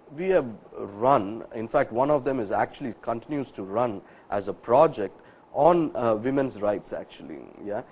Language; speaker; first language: English; non-native, local second language; Tamil